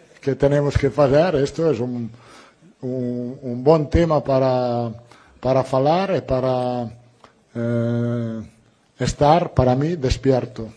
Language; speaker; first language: Portuguese; non-native, learner; Italian